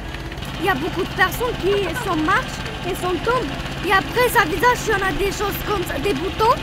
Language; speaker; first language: French; early bilingual, other home language; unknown